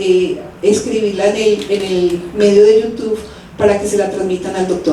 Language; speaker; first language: Spanish; native; Spanish